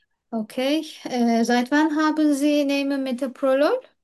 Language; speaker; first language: German; non-native, learner; Turkish